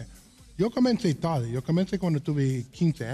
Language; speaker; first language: Spanish; non-native, learner; English